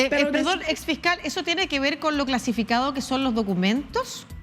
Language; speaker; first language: Spanish; native; Spanish